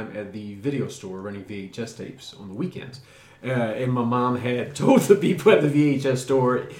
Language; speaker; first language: English; native; English